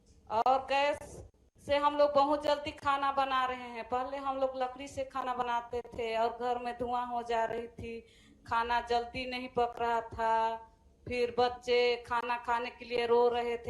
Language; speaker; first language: Hindi; non-native, local second language; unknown